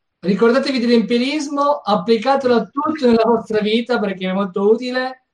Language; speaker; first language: Italian; native; Italian